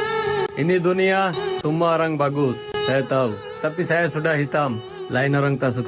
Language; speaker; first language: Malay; non-native, learner; Bangla